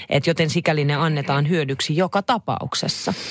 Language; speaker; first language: Finnish; native; Finnish